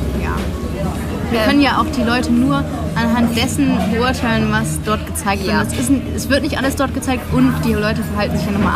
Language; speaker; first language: German; native; German